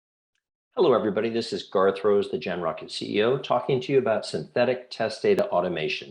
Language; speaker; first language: English; native; English